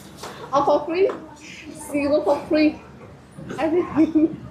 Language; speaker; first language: English; non-native, learner; Vietnamese